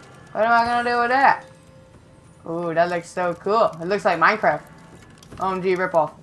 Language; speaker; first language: English; native; English